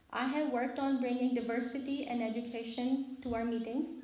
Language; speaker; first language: English; non-native, local second language; Urdu